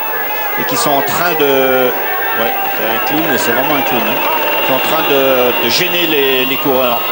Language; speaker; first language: French; native; French